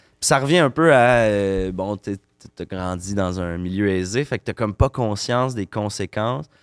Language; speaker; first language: French; native; French